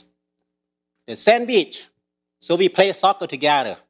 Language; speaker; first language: English; early bilingual, other home language; Lao